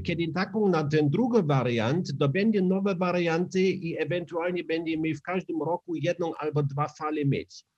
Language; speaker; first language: Polish; non-native, learner; German